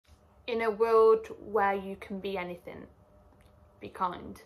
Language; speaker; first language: English; native; English